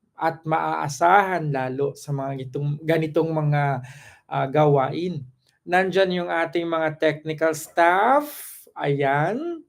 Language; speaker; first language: Filipino; non-native, local second language; Cebuano